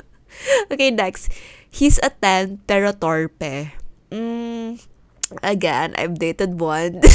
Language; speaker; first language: English; non-native, local second language; Filipino